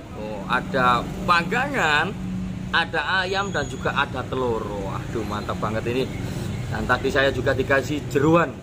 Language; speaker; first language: Indonesian; non-native, local second language; Javanese